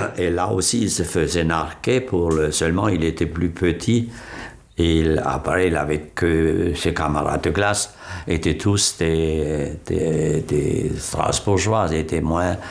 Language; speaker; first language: French; non-native, local second language; Swiss German